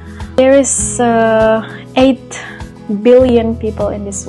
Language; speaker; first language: English; non-native, fluent; Indonesian